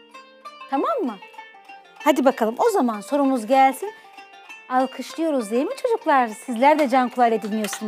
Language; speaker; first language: Turkish; native; Turkish